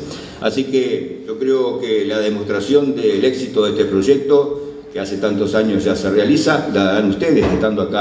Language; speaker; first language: Spanish; native; Spanish